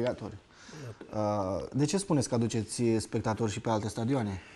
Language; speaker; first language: Romanian; native; Romanian